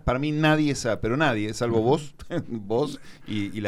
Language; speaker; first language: Spanish; native; Spanish